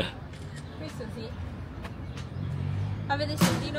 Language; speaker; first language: Italian; native; Italian